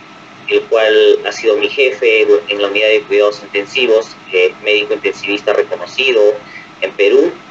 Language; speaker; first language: Spanish; native; Spanish